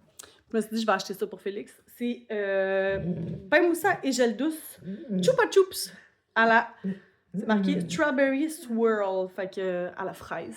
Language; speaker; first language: French; native; French